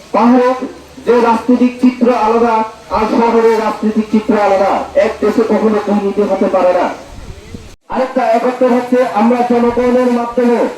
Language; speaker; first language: Bangla; non-native, local second language; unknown